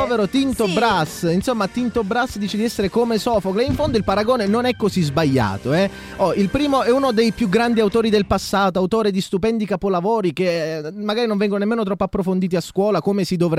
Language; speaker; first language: Italian; native; Italian